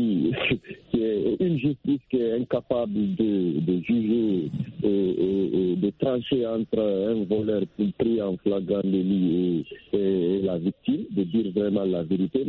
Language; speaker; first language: French; non-native, local second language; Fula